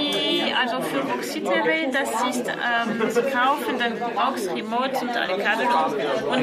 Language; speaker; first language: German; non-native, learner; French